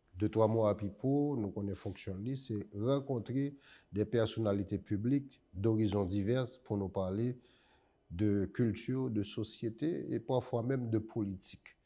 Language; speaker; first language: French; non-native, local second language; Haitian Creole